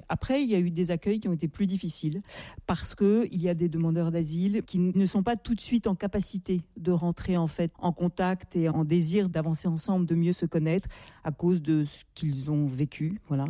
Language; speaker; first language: French; native; French